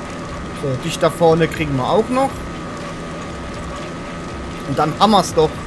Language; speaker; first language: German; native; German